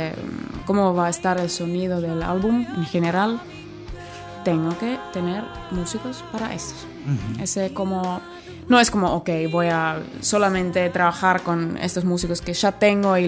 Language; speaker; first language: Spanish; non-native, learner; Finnish